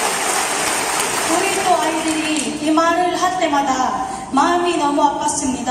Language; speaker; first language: Korean; non-native, learner; Filipino